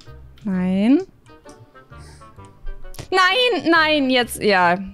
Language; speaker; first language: German; native; German